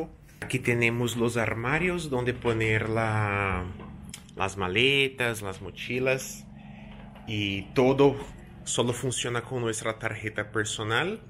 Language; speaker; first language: Spanish; non-native, fluent; Portuguese